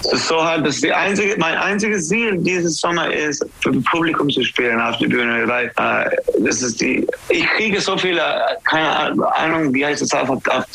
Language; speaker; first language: German; non-native, fluent; English